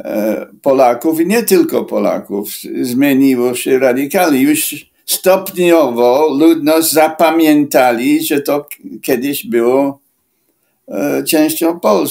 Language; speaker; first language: Polish; non-native, fluent; English